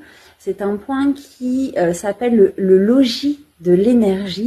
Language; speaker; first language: French; native; French